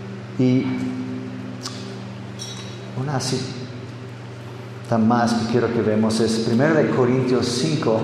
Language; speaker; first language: Spanish; non-native, fluent; English